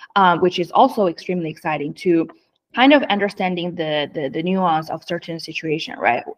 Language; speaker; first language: English; non-native, fluent; Chinese